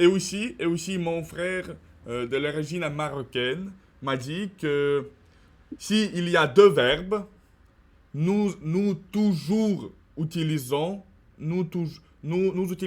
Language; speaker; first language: French; non-native, learner; Russian